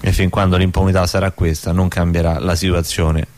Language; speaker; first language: Italian; native; Italian